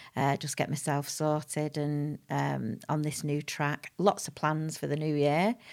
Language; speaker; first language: English; native; English